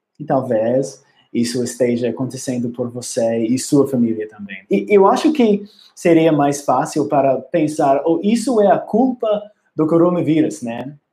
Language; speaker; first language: Portuguese; non-native, learner; English